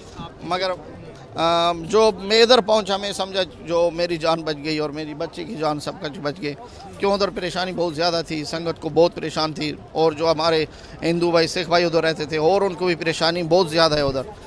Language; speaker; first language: Hindi; non-native, fluent; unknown